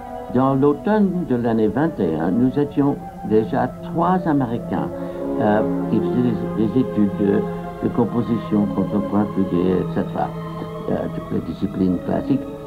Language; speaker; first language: French; non-native, fluent; English